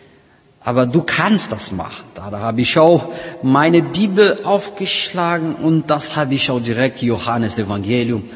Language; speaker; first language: German; non-native, learner; Portuguese